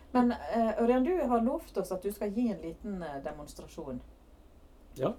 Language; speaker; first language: Norwegian; native; Norwegian